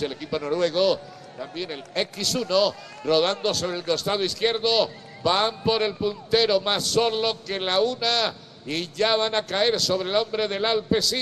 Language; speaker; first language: Spanish; native; Spanish